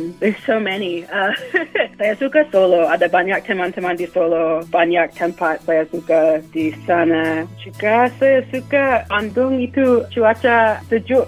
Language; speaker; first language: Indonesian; non-native, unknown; English